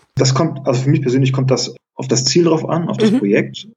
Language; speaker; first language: German; early bilingual, other home language; Greek